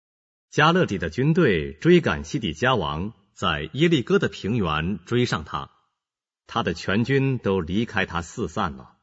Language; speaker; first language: Chinese; native; Chinese